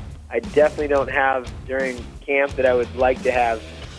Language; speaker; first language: English; native; English